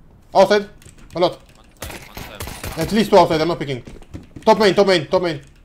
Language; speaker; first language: English; non-native, learner; Romanian